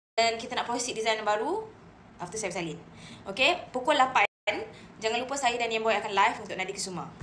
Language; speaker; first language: Malay; native; Malay